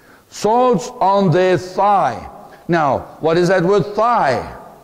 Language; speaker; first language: English; non-native, local second language; Afrikaans